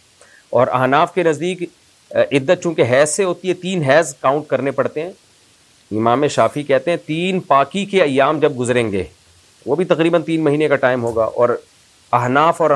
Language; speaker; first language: Urdu; native; Urdu